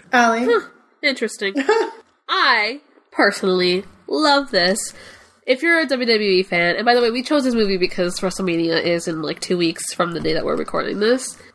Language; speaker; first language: English; non-native, fluent; Spanish